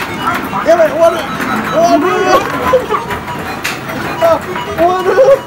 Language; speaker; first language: Japanese; native; Japanese